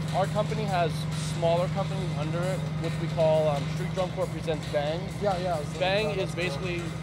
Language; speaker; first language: English; native; English